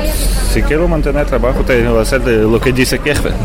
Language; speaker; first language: Spanish; non-native, learner; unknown